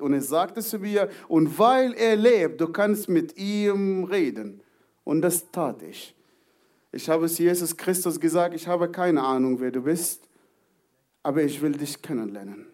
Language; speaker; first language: German; non-native, fluent; Arabic